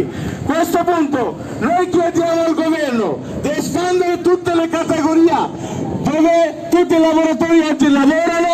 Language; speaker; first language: Italian; non-native, fluent; Bangla